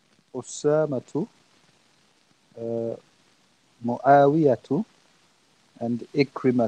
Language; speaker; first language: Arabic; non-native, learner; English